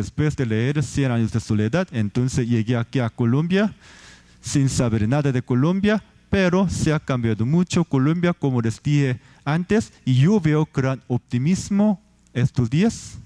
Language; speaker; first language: Spanish; non-native, fluent; Korean